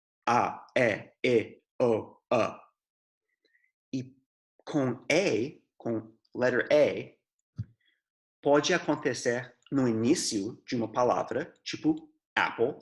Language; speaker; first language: Portuguese; non-native, fluent; English